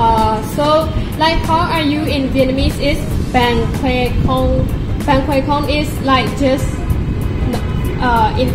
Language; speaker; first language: English; non-native, learner; Burmese